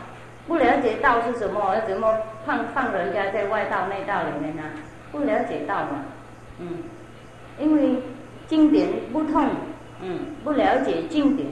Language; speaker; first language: Chinese; non-native, fluent; Vietnamese